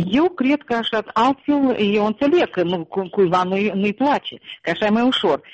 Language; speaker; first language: Romanian; non-native, local second language; Russian